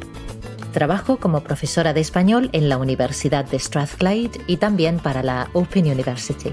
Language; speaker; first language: Spanish; native; Spanish